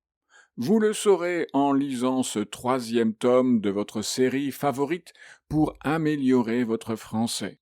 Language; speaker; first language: French; native; French